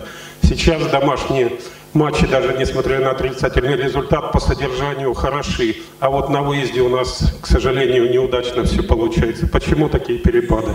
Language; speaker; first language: Russian; native; Russian